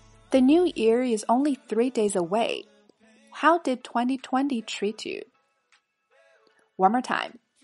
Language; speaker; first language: English; non-native, fluent; Chinese